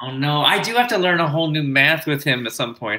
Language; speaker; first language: English; native; English